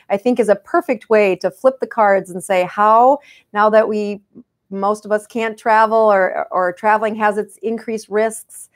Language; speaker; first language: English; native; English